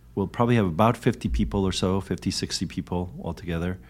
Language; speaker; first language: English; early bilingual, other home language; Korean